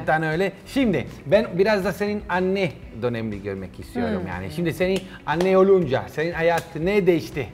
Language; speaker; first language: Turkish; non-native, learner; Italian